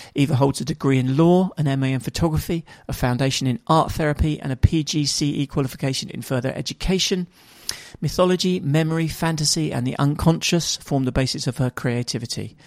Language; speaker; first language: English; native; English